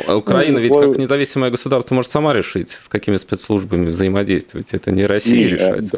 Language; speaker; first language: Russian; native; Russian